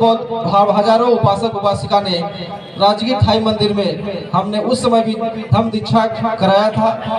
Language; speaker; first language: Hindi; native; Hindi